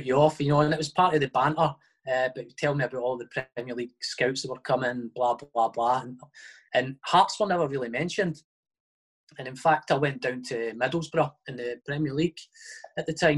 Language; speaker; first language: English; native; English